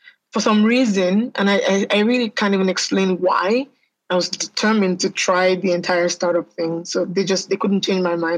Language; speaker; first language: English; non-native, local second language; Yoruba